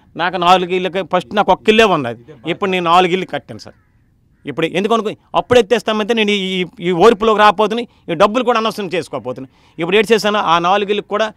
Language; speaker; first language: Telugu; native; Telugu